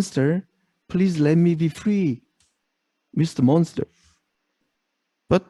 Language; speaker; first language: English; non-native, fluent; Korean